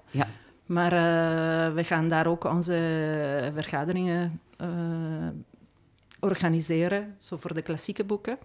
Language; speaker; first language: Dutch; non-native, fluent; Italian